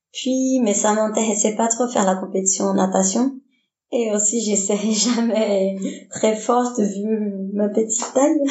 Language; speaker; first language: French; non-native, fluent; Portuguese